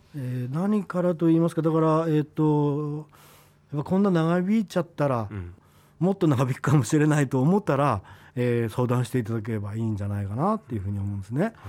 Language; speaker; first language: Japanese; native; Japanese